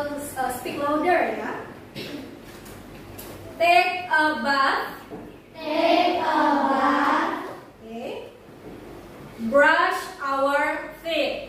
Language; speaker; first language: English; non-native, fluent; Indonesian